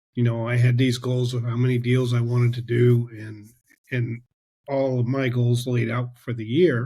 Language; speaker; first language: English; native; English